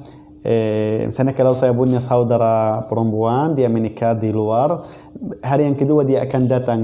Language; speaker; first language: Indonesian; non-native, learner; Arabic